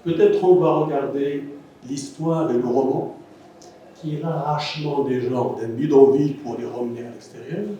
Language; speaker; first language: French; non-native, local second language; Arabic